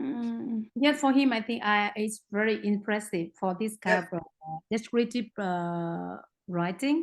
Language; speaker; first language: English; non-native, learner; Vietnamese